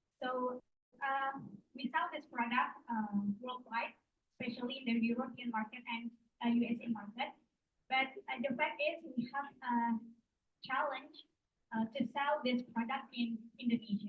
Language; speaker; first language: English; non-native, learner; Indonesian